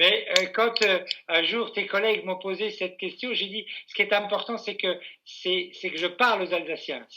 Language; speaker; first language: French; native; French